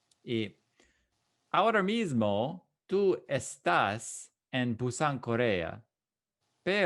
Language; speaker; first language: Spanish; non-native, fluent; English